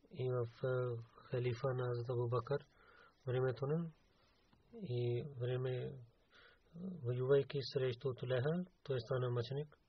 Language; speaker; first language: Bulgarian; non-native, learner; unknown